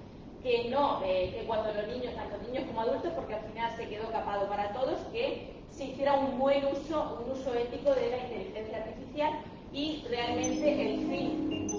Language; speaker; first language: Spanish; native; Spanish